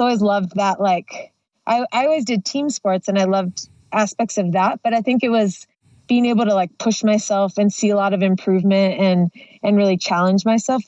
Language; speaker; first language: English; native; English